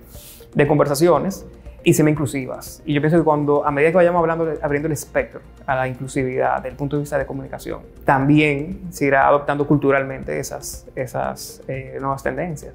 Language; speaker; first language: Spanish; native; Spanish